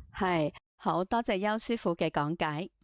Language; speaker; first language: Cantonese; native; Cantonese